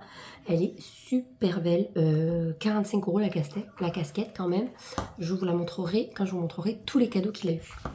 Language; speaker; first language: French; native; French